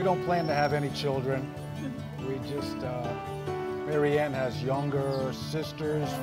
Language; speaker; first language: English; native; English